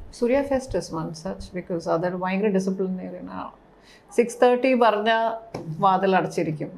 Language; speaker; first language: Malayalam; early bilingual, heritage; Malayalam